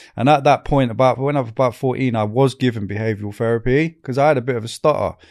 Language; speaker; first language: English; native; English